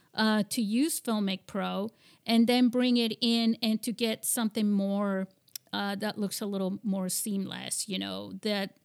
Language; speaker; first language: English; early bilingual, heritage; English